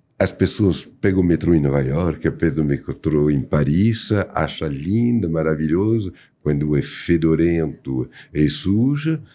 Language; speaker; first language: Portuguese; non-native, fluent; French